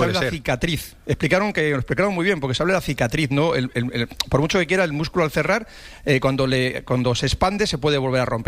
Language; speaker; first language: Spanish; native; Spanish